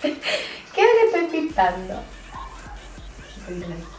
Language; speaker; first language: Spanish; native; Spanish